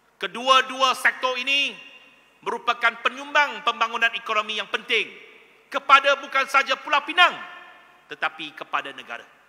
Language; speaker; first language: Malay; non-native, local second language; Chinese